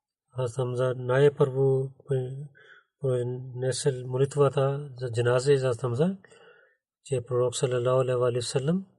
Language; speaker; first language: Bulgarian; non-native, learner; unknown